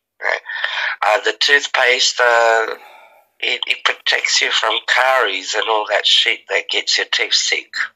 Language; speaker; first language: English; early bilingual, other home language; Serbian